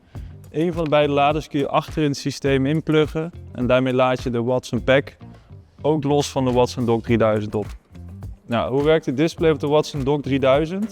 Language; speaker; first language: Dutch; native; Dutch